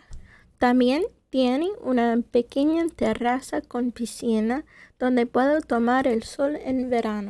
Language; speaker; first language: Spanish; non-native, fluent; English